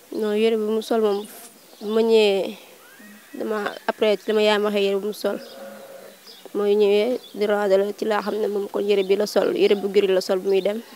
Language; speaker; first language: Wolof; native; Wolof